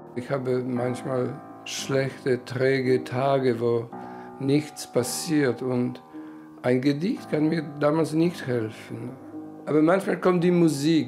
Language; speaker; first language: German; non-native, fluent; Polish